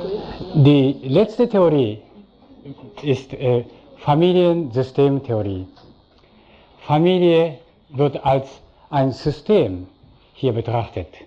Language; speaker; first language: German; non-native, fluent; Japanese